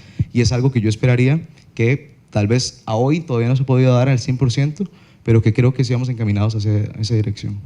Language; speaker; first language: Spanish; native; Spanish